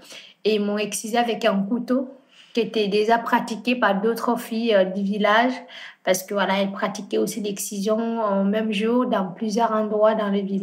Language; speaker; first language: French; non-native, fluent; Fula